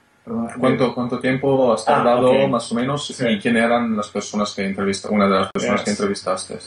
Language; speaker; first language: Spanish; non-native, fluent; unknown